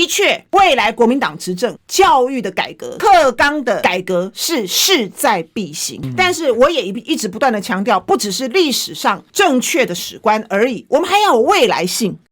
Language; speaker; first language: Chinese; native; Chinese